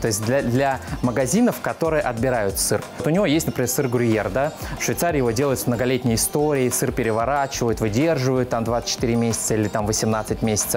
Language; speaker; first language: Russian; native; Russian